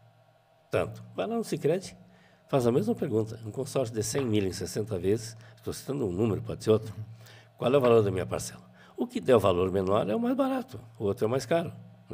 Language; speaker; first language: Portuguese; native; Portuguese